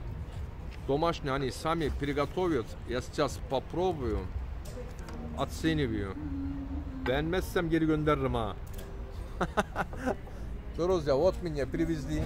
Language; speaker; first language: Russian; non-native, learner; Turkish